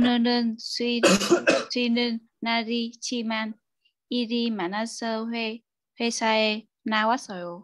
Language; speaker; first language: Korean; non-native, learner; Vietnamese